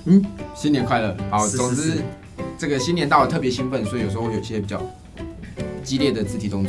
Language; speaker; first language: Chinese; native; Chinese